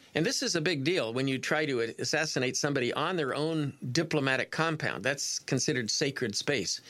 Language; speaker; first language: English; native; English